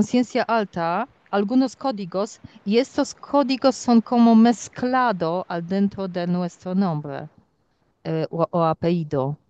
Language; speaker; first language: Spanish; non-native, learner; Polish